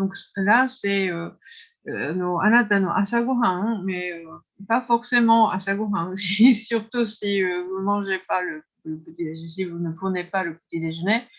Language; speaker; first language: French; non-native, fluent; Japanese